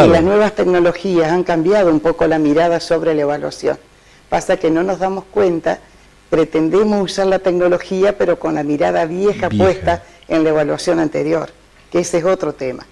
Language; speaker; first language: Spanish; native; Spanish